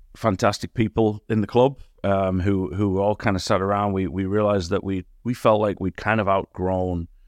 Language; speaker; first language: English; native; English